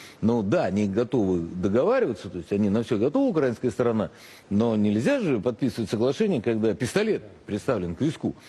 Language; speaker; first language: Russian; native; Russian